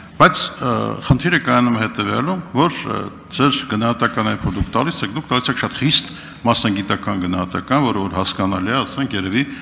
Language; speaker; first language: Armenian; native; Armenian